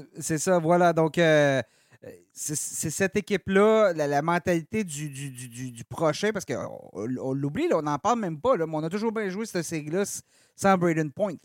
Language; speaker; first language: French; native; French